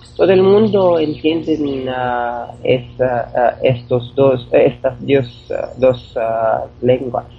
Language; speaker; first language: Spanish; non-native, fluent; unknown